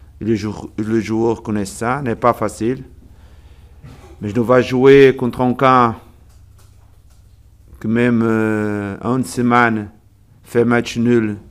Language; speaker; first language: French; non-native, learner; Portuguese